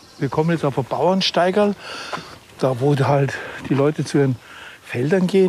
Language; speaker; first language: German; native; German